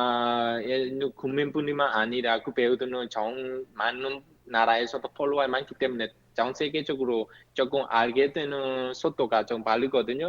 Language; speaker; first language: Korean; non-native, fluent; Burmese